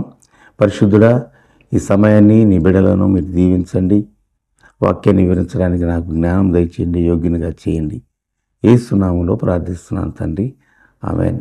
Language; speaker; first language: Telugu; native; Telugu